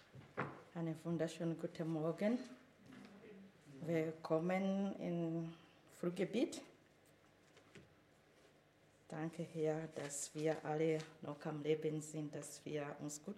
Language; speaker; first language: German; non-native, fluent; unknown